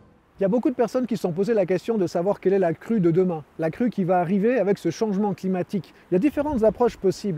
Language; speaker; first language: French; native; French